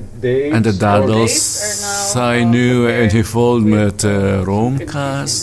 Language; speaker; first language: Dutch; non-native, learner; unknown